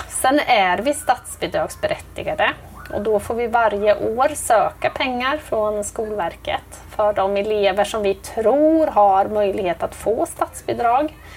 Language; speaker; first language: Swedish; native; Swedish